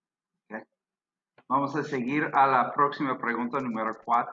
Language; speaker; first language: Spanish; non-native, fluent; English